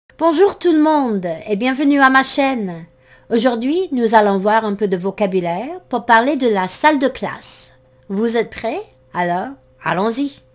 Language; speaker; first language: French; non-native, fluent; English